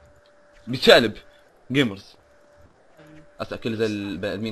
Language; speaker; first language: Arabic; native; Arabic